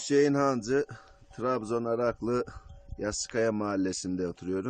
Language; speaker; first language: Turkish; native; Turkish